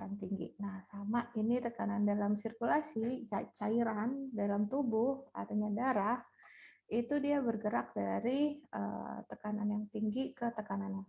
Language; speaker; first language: Indonesian; native; Indonesian